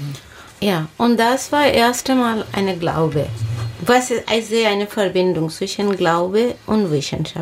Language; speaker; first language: German; non-native, learner; Bangla